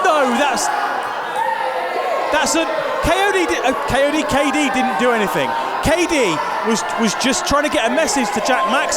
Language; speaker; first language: English; native; English